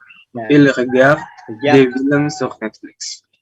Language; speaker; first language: French; non-native, learner; Indonesian